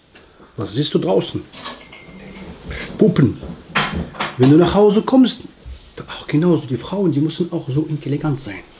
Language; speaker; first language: German; non-native, learner; Arabic